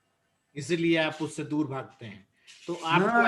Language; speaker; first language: Hindi; native; Hindi